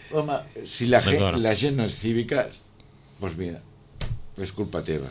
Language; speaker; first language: Catalan; non-native, local second language; Spanish